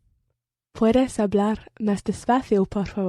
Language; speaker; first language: Spanish; non-native, learner; English